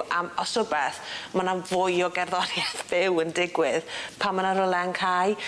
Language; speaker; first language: Welsh; native; Welsh